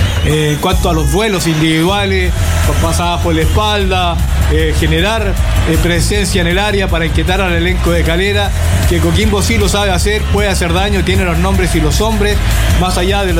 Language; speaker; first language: Spanish; native; Spanish